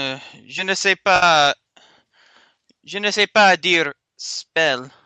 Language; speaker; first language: French; non-native, learner; English